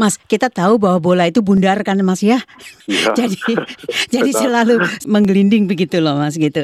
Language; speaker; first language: Indonesian; native; Indonesian